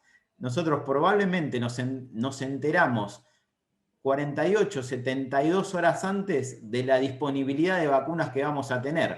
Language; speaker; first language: Spanish; native; Spanish